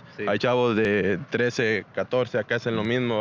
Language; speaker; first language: Spanish; native; Spanish